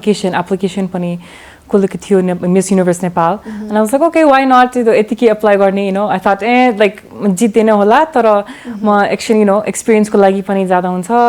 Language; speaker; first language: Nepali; early bilingual, heritage; English